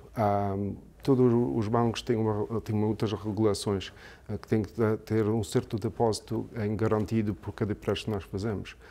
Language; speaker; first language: Portuguese; early bilingual, heritage; English